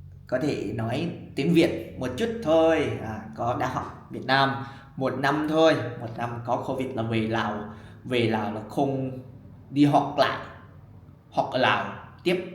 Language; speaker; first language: Vietnamese; non-native, learner; Lao